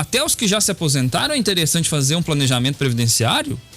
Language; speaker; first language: Portuguese; native; Portuguese